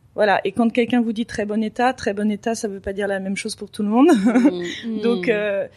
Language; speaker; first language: French; native; French